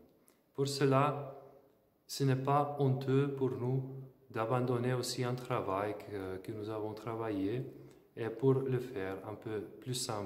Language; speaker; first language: French; non-native, fluent; Slovenian